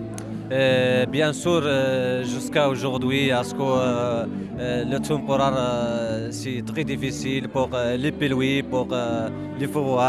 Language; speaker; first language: French; non-native, learner; Arabic